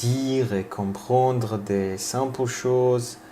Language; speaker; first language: French; non-native, learner; Russian